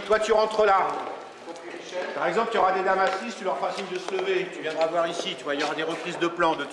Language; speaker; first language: French; native; French